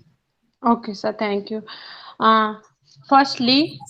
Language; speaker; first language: English; non-native, learner; Hindi